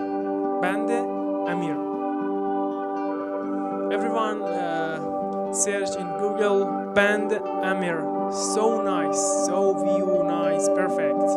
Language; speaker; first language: English; non-native, learner; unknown